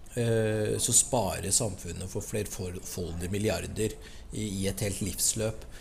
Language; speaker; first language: Norwegian; early bilingual, other home language; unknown